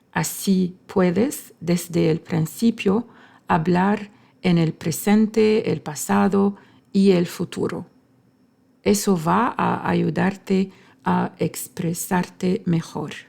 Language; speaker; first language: Spanish; non-native, fluent; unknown